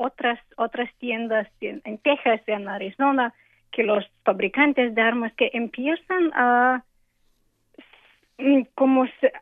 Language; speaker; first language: Spanish; non-native, fluent; English